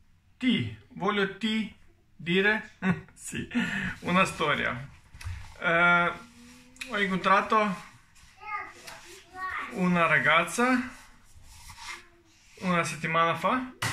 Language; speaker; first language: Italian; non-native, learner; Russian